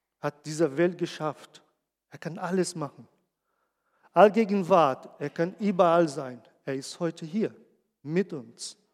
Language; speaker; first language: German; non-native, fluent; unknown